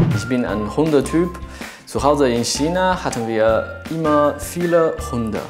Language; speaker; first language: German; non-native, fluent; Chinese